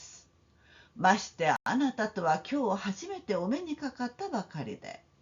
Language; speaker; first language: Japanese; non-native, fluent; Korean